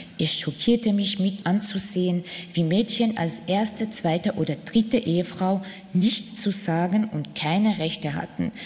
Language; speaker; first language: German; non-native, fluent; Central Kurdish